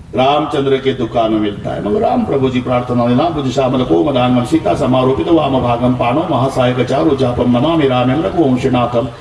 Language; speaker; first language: Hindi; non-native, local second language; Marathi